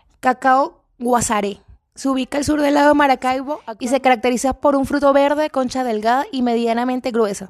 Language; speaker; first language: Spanish; native; Spanish